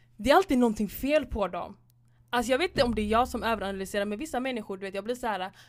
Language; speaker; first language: Swedish; early bilingual, other home language; Somali